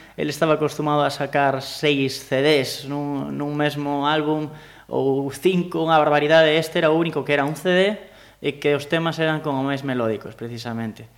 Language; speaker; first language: Galician; native; Galician